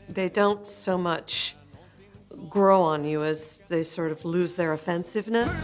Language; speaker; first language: English; native; English